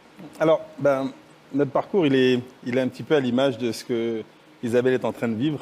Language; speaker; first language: French; native; French